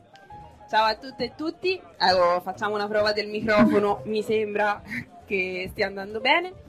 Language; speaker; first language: Italian; native; Italian